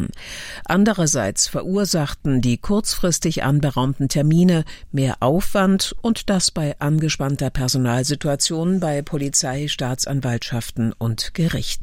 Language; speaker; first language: German; native; German